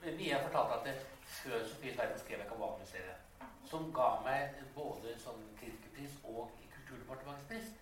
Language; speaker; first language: Norwegian; native; Norwegian